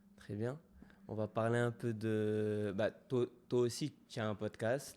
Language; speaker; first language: French; native; French